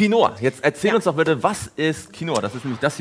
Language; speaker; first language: German; native; German